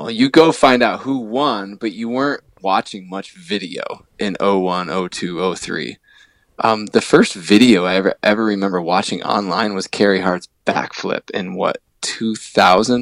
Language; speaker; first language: English; native; English